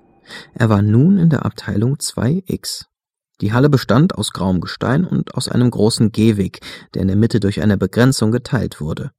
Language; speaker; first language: German; native; German